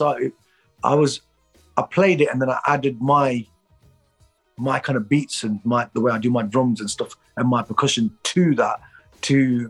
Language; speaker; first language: English; native; English